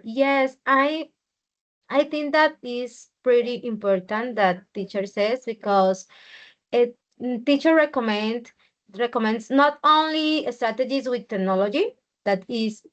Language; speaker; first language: English; non-native, learner; Spanish